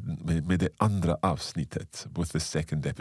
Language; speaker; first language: Swedish; non-native, learner; English